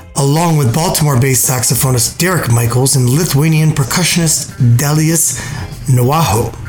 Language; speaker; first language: English; native; English